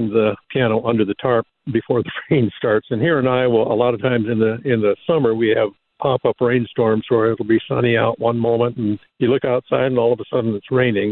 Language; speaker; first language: English; native; English